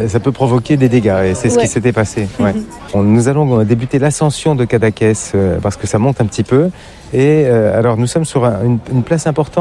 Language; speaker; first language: French; native; French